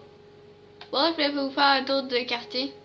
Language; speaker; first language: French; native; French